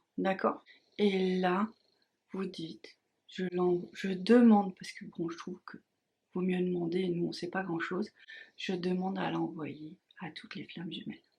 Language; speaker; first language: French; native; French